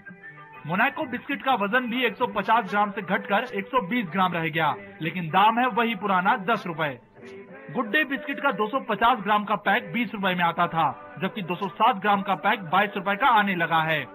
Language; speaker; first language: Hindi; native; Hindi